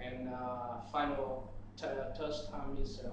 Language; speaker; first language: English; non-native, learner; Vietnamese